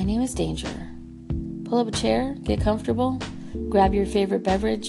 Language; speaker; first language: English; native; English